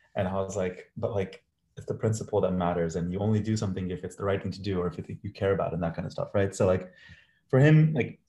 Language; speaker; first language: English; early bilingual, other home language; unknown